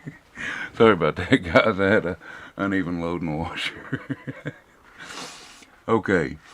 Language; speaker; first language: English; native; English